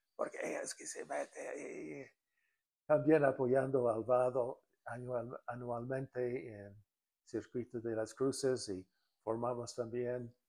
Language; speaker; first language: Spanish; non-native, fluent; English